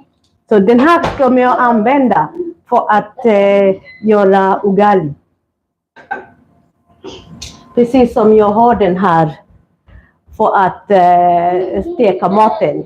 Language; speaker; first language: Swedish; non-native, fluent; Kikuyu